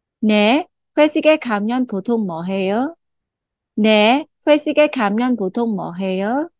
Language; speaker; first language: Korean; non-native, fluent; Khmer